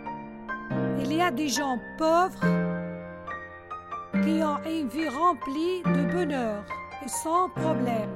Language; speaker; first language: French; non-native, learner; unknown